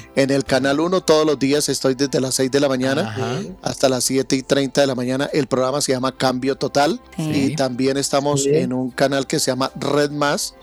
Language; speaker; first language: Spanish; native; Spanish